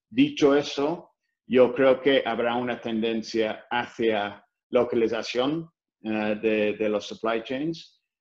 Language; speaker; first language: Spanish; non-native, fluent; English